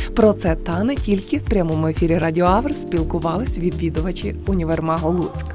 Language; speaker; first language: Ukrainian; native; Ukrainian